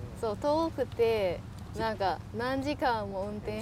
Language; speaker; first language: Japanese; non-native, learner; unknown